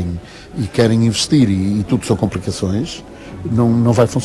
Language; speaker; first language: Portuguese; native; Portuguese